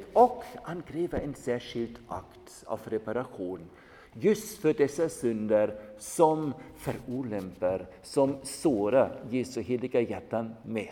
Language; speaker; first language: Swedish; non-native, fluent; German